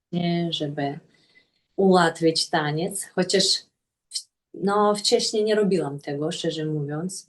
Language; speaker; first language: Polish; non-native, fluent; Russian